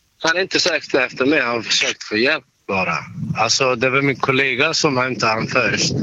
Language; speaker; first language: Swedish; non-native, learner; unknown